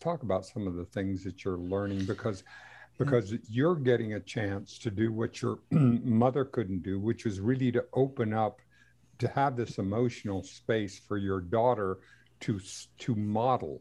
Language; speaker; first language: English; non-native, fluent; Spanish